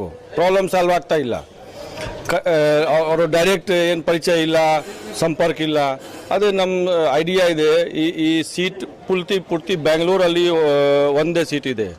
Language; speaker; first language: Kannada; non-native, learner; Hindi